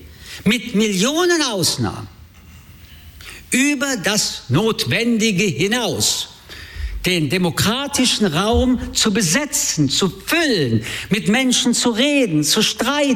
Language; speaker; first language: German; early bilingual, other home language; French